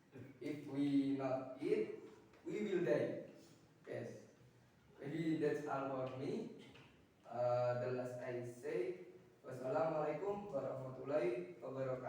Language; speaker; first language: English; non-native, learner; Indonesian